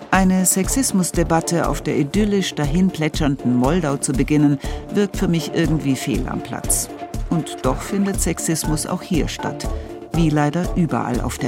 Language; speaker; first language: German; native; German